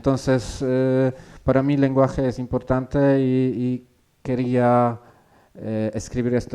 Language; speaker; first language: Spanish; non-native, learner; Polish